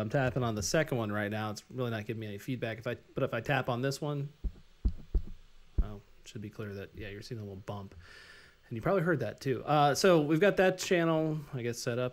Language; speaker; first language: English; native; English